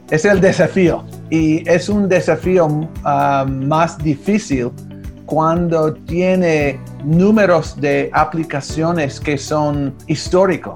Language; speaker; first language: Spanish; early bilingual, heritage; Spanish